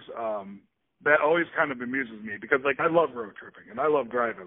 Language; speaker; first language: English; native; English